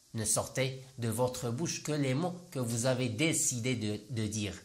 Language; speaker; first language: French; non-native, local second language; Arabic